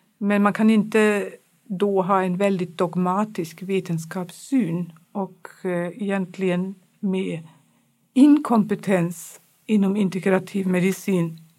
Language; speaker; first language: Swedish; non-native, fluent; German